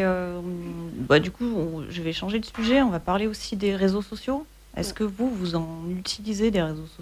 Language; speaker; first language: French; native; French